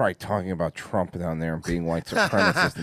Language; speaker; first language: English; native; English